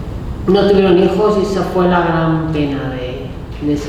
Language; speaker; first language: Spanish; native; Spanish